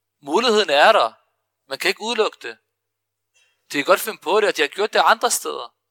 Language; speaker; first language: Danish; early bilingual, other home language; Arabic